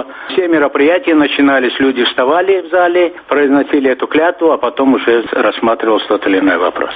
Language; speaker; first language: Russian; non-native, local second language; Turkmen